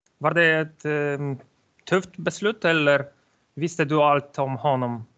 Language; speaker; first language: Swedish; non-native, learner; Polish